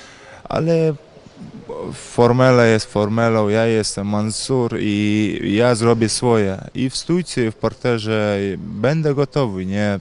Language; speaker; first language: Polish; non-native, fluent; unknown